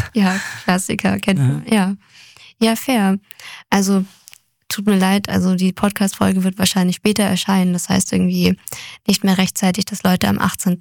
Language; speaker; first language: German; native; German